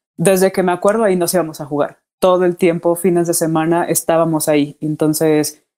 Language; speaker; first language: Spanish; native; Spanish